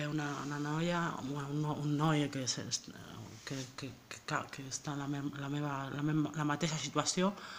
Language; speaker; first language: Catalan; non-native, learner; French